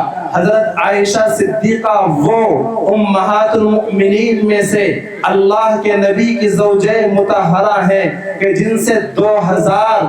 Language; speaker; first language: Urdu; native; Urdu